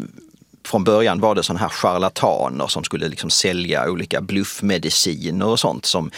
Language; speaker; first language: Swedish; native; Swedish